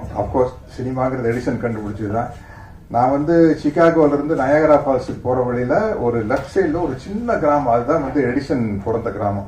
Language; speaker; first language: Tamil; native; Tamil